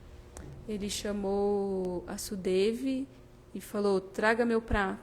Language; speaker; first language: Portuguese; native; Portuguese